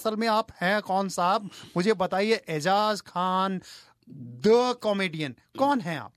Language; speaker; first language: Hindi; native; Hindi